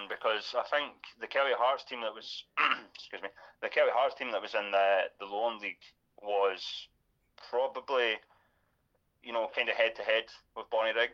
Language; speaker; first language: English; native; English